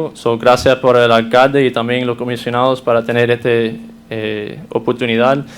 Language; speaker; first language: Spanish; early bilingual, other home language; English